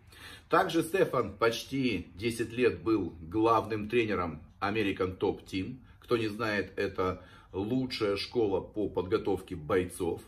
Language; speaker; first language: Russian; native; Russian